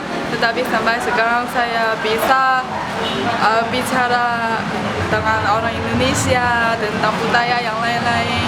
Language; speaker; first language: Indonesian; non-native, learner; Chinese